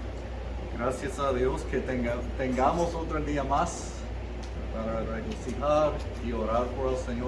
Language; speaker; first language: Spanish; early bilingual, heritage; Spanish